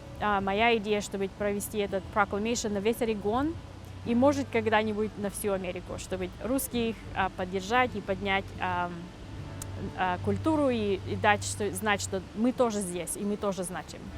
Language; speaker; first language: Russian; early bilingual, heritage; Russian